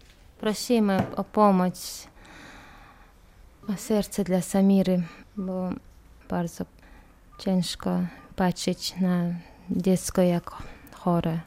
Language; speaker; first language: Polish; non-native, learner; Chechen